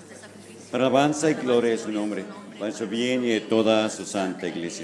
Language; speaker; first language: Spanish; native; Spanish